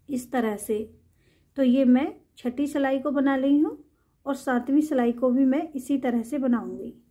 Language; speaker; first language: Hindi; native; Hindi